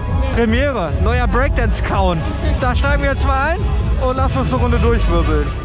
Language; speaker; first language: German; native; German